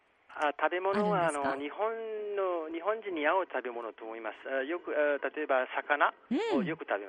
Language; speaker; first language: Japanese; non-native, fluent; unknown